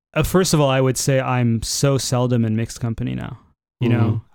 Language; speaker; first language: English; native; English